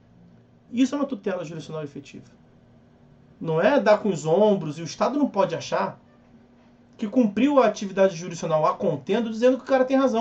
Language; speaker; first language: Portuguese; native; Portuguese